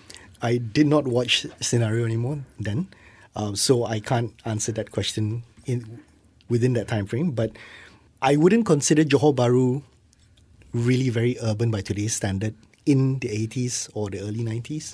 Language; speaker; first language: English; non-native, local second language; Malay